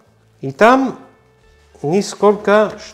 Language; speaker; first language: Russian; non-native, learner; French